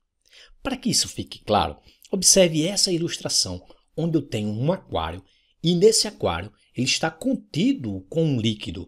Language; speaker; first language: Portuguese; native; Portuguese